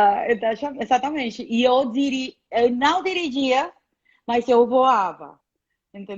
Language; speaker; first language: Portuguese; non-native, fluent; Spanish